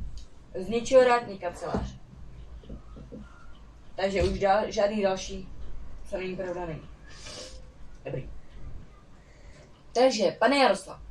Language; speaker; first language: Czech; native; Czech